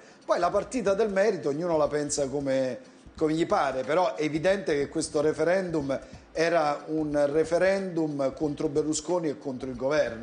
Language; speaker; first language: Italian; native; Italian